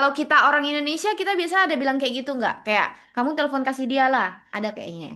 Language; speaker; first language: Indonesian; native; Indonesian